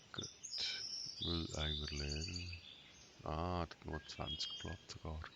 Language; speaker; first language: German; native; German